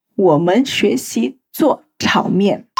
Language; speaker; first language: Chinese; non-native, fluent; Portuguese